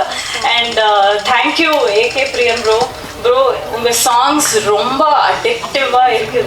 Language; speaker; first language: Tamil; non-native, learner; Kannada